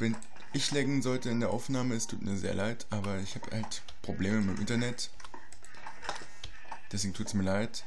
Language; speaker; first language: German; native; German